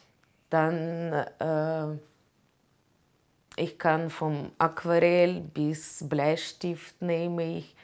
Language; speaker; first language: German; non-native, learner; Russian